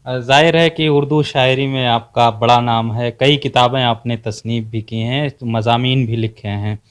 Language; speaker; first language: Urdu; native; Urdu